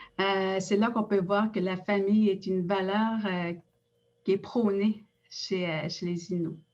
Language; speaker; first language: French; non-native, local second language; Innu-aimun